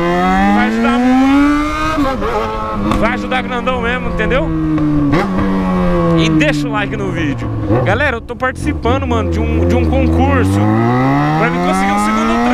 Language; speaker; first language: Portuguese; native; Portuguese